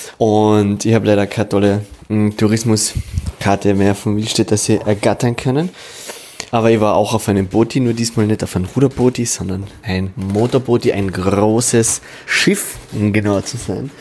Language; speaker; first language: German; native; German